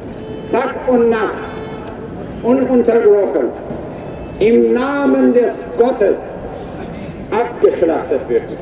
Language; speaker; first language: German; non-native, fluent; Persian